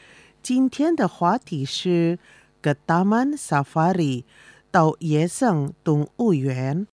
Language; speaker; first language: Chinese; early bilingual, heritage; Chinese